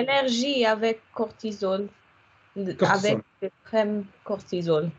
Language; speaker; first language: French; non-native, learner; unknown